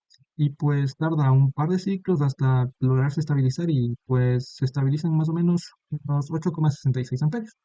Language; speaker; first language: Spanish; native; Spanish